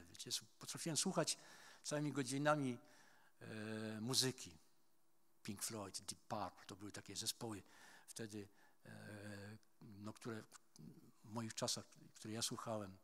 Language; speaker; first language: Polish; native; Polish